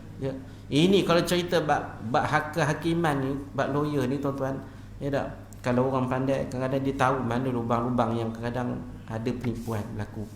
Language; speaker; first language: Malay; native; Malay